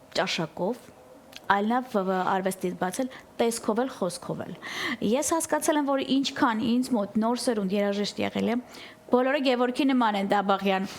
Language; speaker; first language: Armenian; native; Armenian